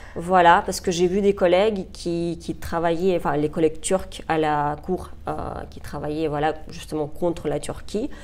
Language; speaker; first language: French; non-native, fluent; Russian